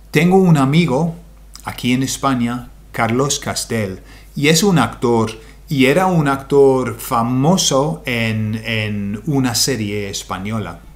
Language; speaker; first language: Spanish; non-native, fluent; English